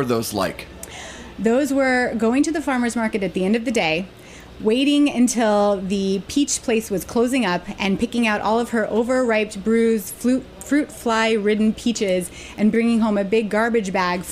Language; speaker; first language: English; native; English